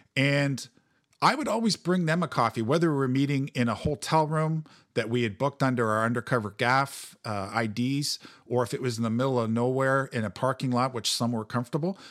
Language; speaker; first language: English; native; English